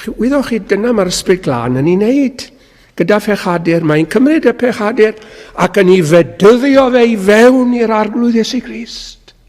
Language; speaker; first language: Welsh; native; Welsh